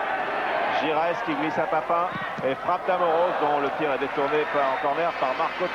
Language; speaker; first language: French; native; French